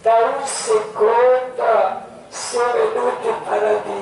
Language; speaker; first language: Italian; non-native, learner; Croatian